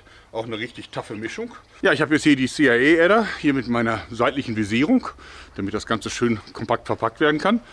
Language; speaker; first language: German; native; German